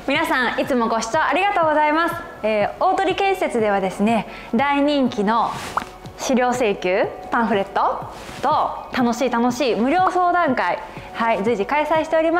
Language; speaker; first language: Japanese; native; Japanese